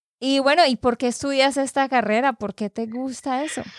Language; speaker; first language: Spanish; native; Spanish